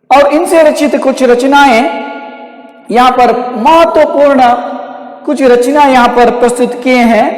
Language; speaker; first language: Hindi; non-native, local second language; Kannada